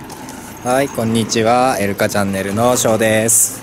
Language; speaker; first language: Japanese; native; Japanese